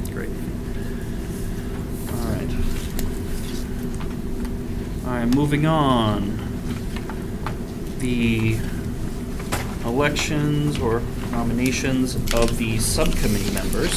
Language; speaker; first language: English; native; English